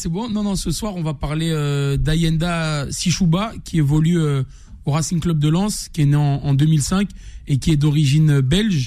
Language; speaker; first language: French; native; French